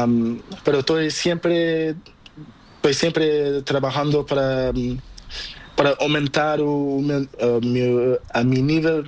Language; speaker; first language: Spanish; non-native, learner; Portuguese